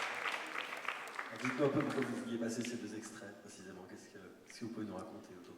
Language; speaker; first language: French; native; French